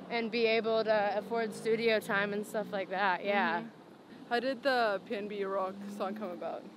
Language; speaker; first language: English; native; English